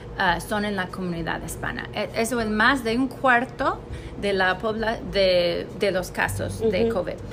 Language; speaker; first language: Spanish; non-native, fluent; English